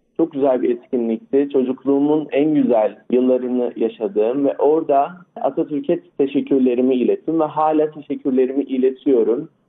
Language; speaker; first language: Turkish; early bilingual, other home language; Arabic